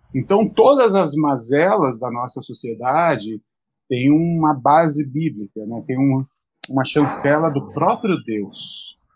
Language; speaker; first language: Portuguese; native; Portuguese